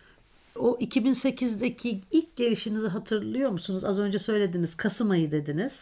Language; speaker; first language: Turkish; native; Turkish